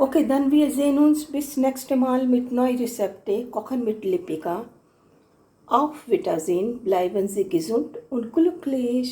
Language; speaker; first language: German; non-native, learner; Hindi